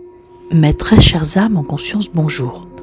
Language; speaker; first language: French; native; French